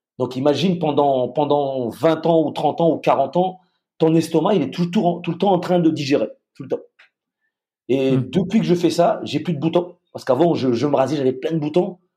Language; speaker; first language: French; non-native, local second language; Malagasy